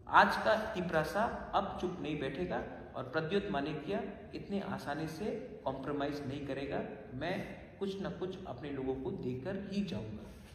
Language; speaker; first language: Hindi; non-native, local second language; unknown